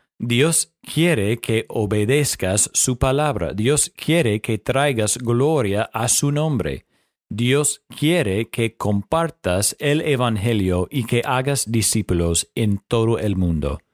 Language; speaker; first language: Spanish; non-native, fluent; English